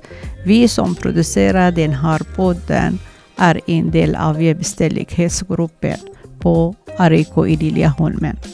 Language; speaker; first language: Swedish; non-native, learner; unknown